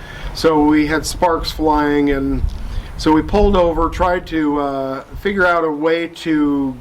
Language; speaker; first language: English; native; English